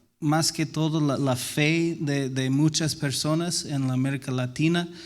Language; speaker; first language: Spanish; non-native, fluent; English